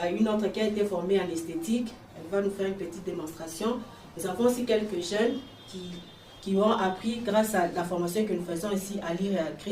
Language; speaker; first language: French; native; French